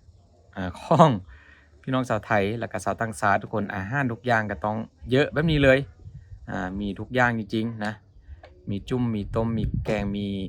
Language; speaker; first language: Thai; non-native, local second language; Northeastern Thai